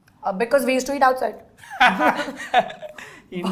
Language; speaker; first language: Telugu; non-native, local second language; Hindi